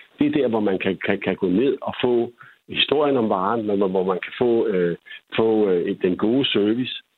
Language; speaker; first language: Danish; native; Danish